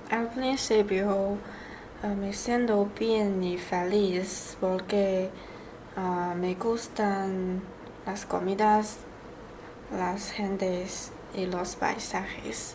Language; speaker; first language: Spanish; non-native, learner; Chinese